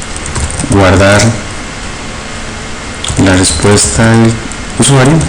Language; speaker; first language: Spanish; native; Spanish